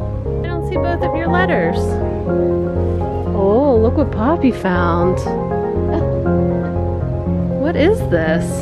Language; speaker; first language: English; native; English